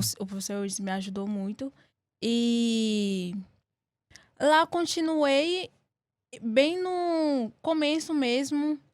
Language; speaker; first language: Portuguese; early bilingual, other home language; Haitian Creole